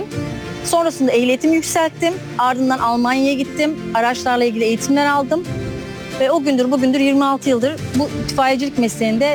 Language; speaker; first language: Turkish; native; Turkish